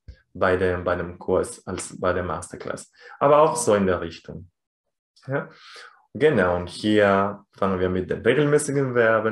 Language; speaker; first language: German; non-native, fluent; Spanish